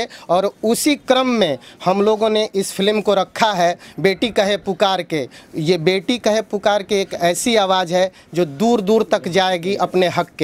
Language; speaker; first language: Hindi; native; Hindi